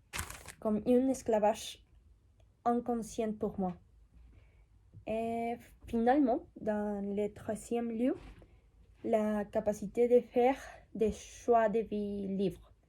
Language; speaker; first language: French; non-native, learner; Spanish